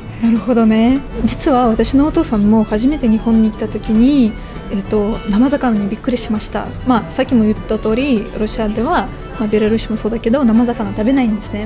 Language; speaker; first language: Japanese; non-native, fluent; Russian